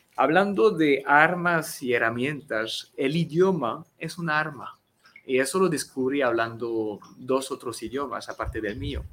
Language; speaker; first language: Spanish; non-native, fluent; French